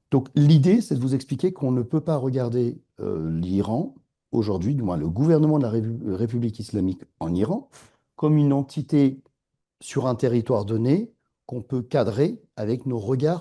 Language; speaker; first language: French; non-native, fluent; Persian